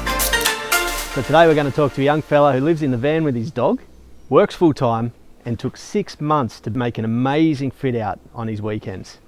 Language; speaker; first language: English; native; English